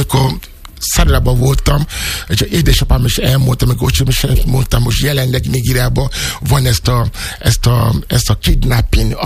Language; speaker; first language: Hungarian; non-native, learner; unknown